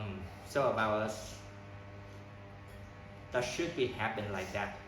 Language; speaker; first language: English; non-native, learner; Vietnamese